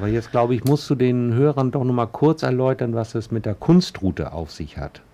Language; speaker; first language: German; native; German